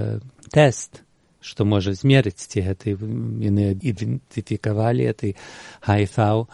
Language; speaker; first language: Belarusian; early bilingual, heritage; Belarusian